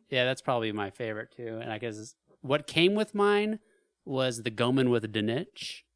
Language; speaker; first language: English; native; English